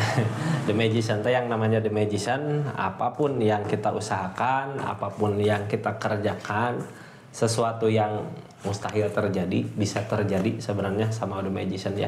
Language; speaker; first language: Indonesian; native; Indonesian